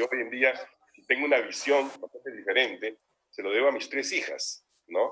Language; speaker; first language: Spanish; native; Spanish